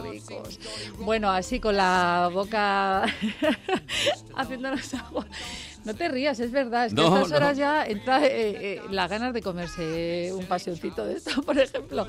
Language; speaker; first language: Spanish; native; Spanish